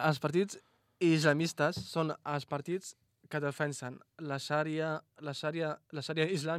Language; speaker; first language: Catalan; non-native, fluent; Arabic